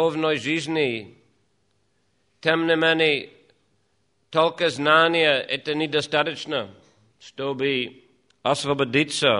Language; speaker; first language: Russian; non-native, fluent; English